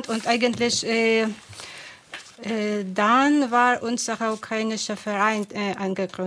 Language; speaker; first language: German; non-native, fluent; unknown